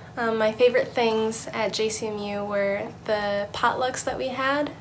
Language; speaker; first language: English; native; English